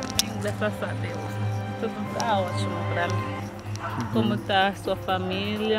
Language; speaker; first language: Portuguese; non-native, learner; Haitian Creole